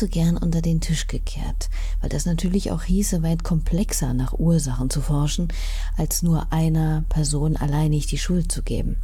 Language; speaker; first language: German; native; German